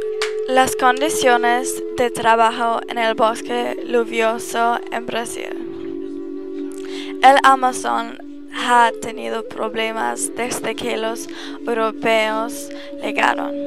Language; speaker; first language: Spanish; non-native, learner; English